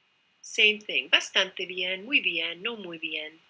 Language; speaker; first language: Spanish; non-native, fluent; English